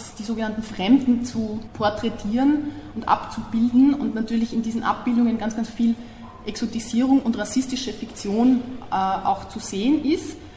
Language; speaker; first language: German; native; German